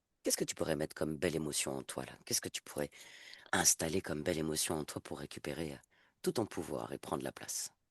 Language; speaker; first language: French; native; French